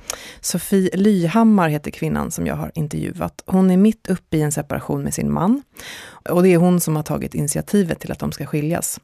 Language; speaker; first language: Swedish; native; Swedish